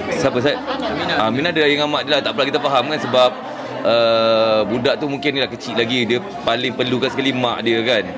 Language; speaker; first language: Malay; native; Malay